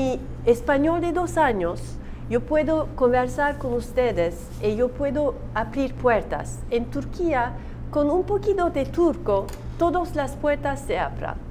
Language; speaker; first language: Spanish; non-native, learner; Turkish